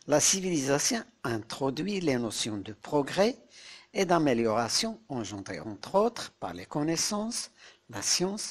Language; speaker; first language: French; non-native, local second language; Arabic